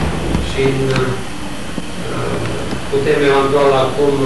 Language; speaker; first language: Romanian; non-native, fluent; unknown